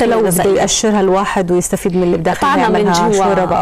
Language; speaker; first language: Arabic; native; Arabic